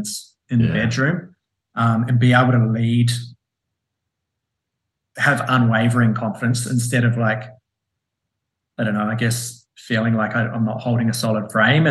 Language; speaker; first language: English; native; English